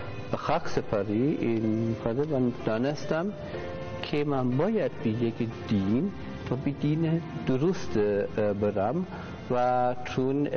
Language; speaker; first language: Persian; non-native, learner; German